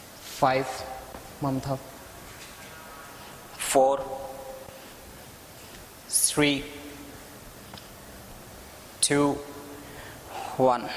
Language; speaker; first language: Vietnamese; non-native, learner; Hindi